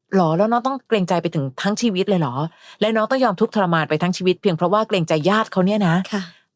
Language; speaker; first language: Thai; native; Thai